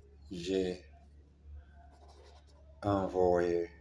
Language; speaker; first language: French; non-native, learner; Portuguese